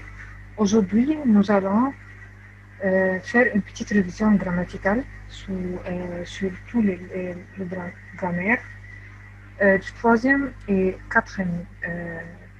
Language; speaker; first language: French; non-native, fluent; Arabic